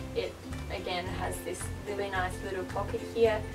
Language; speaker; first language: English; native; English